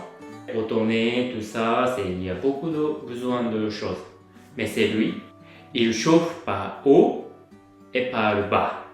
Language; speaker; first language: French; non-native, learner; Japanese